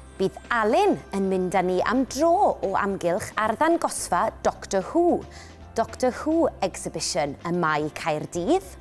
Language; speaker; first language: Welsh; native; Welsh